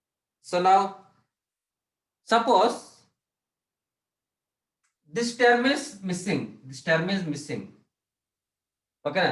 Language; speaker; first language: English; non-native, local second language; Telugu